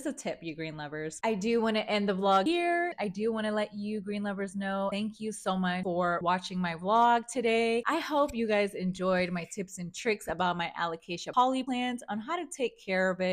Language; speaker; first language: English; early bilingual, other home language; Spanish